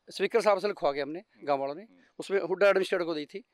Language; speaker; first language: Hindi; native; Hindi